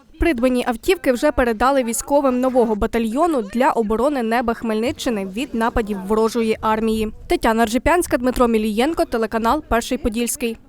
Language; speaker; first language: Ukrainian; native; Ukrainian